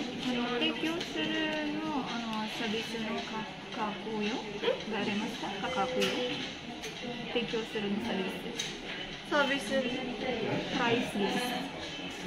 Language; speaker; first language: Japanese; non-native, learner; Filipino